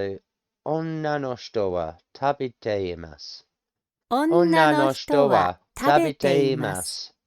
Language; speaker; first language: Japanese; non-native, learner; English